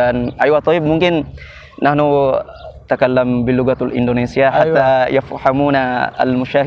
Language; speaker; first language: Arabic; non-native, learner; Indonesian